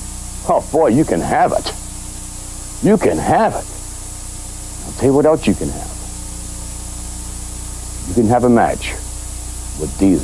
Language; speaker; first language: English; native; English